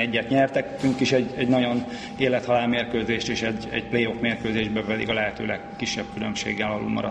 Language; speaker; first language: Hungarian; native; Hungarian